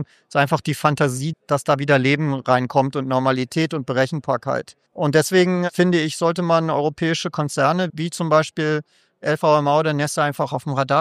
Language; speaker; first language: German; native; German